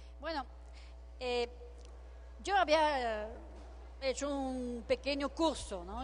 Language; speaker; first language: Spanish; non-native, fluent; French